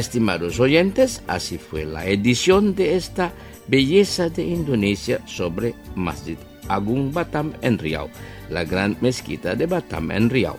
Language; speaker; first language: Spanish; non-native, fluent; Indonesian